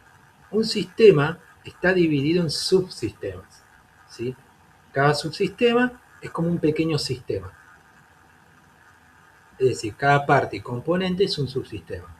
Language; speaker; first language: Spanish; native; Spanish